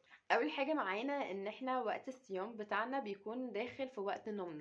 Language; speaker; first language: Arabic; native; Arabic